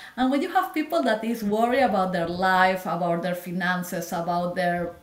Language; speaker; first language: English; non-native, fluent; Spanish